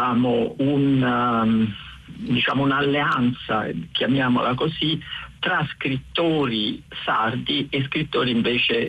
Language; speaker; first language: Italian; native; Italian